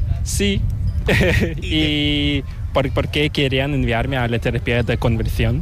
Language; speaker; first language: Spanish; non-native, fluent; Korean